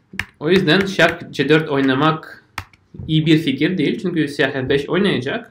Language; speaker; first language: Turkish; non-native, fluent; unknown